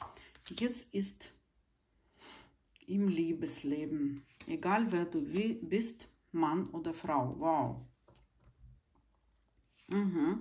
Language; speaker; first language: German; non-native, fluent; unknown